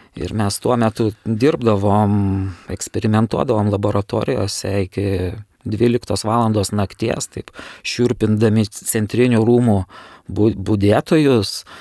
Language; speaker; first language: Lithuanian; native; Lithuanian